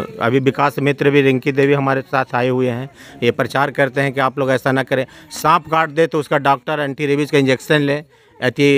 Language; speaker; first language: Hindi; native; Hindi